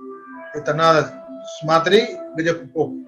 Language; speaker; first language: Russian; non-native, learner; Hindi